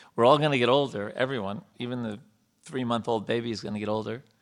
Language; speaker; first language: English; native; English